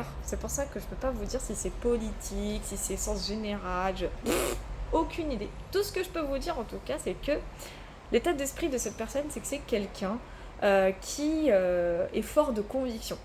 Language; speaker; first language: French; native; French